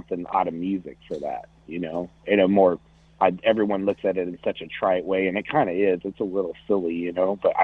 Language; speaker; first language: English; native; English